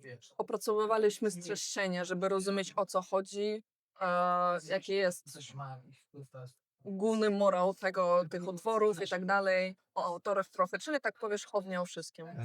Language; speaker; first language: Polish; non-native, fluent; Belarusian